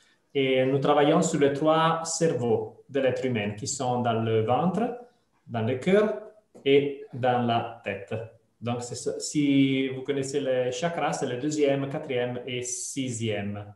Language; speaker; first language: French; non-native, fluent; Italian